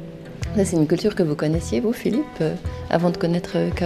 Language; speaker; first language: French; native; French